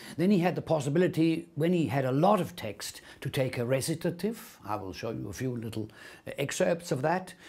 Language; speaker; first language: English; non-native, fluent; Swiss German